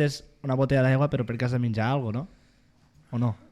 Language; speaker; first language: Catalan; native; Catalan